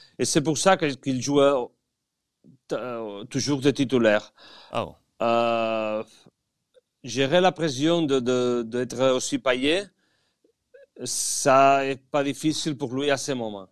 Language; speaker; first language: French; non-native, fluent; Spanish